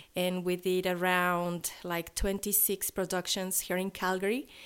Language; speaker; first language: English; non-native, fluent; Spanish